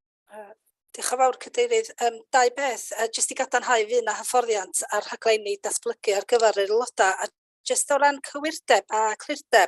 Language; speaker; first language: Welsh; native; Welsh